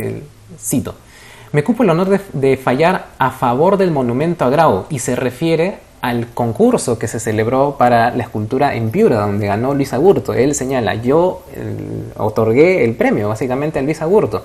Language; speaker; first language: Spanish; native; Spanish